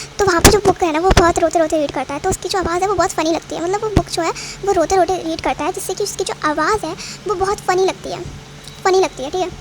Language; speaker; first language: Hindi; native; Hindi